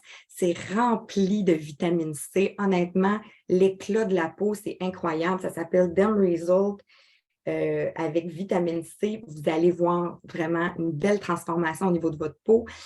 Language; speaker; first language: French; native; French